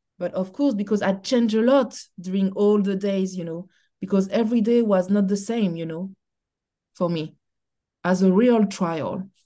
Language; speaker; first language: English; non-native, learner; French